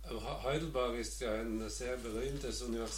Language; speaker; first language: German; non-native, learner; Norwegian